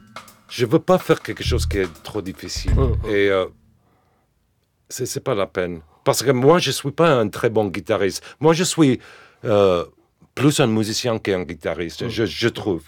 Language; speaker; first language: French; non-native, fluent; English